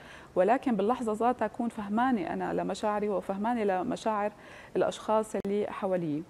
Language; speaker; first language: Arabic; native; Arabic